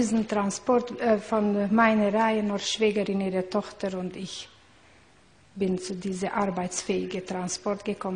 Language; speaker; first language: German; non-native, learner; Hungarian